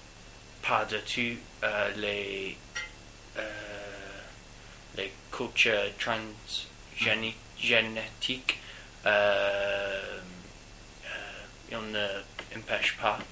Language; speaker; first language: French; non-native, learner; English